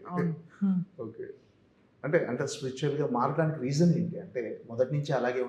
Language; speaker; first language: Telugu; native; Telugu